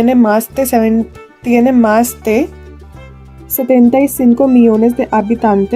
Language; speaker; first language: Spanish; non-native, learner; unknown